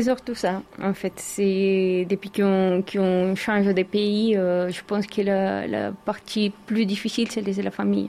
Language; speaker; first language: French; non-native, fluent; Spanish